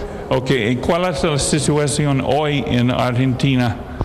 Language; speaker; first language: Spanish; non-native, fluent; English